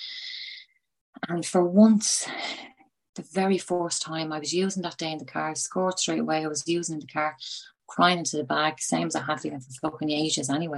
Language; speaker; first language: English; native; English